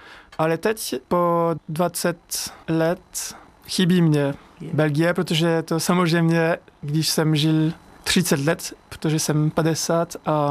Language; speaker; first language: Czech; non-native, learner; French